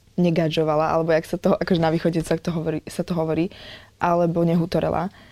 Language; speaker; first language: Slovak; native; Slovak